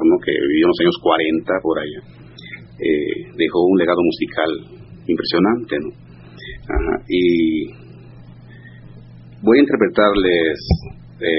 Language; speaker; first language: Spanish; non-native, local second language; Zapotec